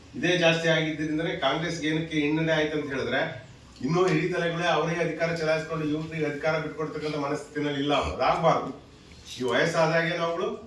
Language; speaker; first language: Kannada; native; Kannada